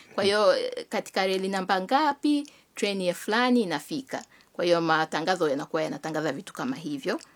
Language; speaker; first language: Swahili; native; Swahili